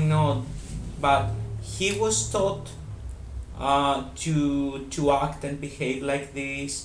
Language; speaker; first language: English; non-native, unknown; Greek